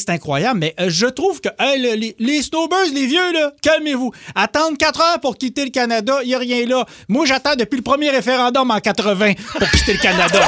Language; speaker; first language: French; native; French